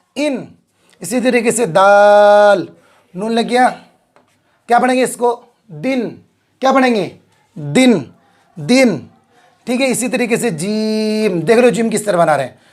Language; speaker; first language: Hindi; native; Hindi